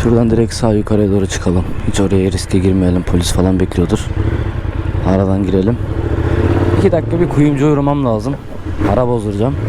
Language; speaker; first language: Turkish; early bilingual, heritage; Turkish